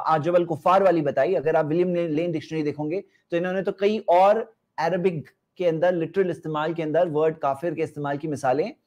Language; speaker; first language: Hindi; non-native, local second language; Urdu